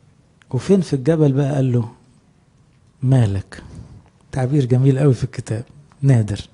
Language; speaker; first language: Arabic; native; Arabic